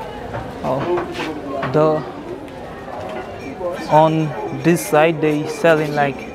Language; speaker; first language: English; non-native, fluent; Haitian Creole